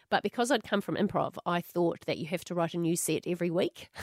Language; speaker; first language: English; native; English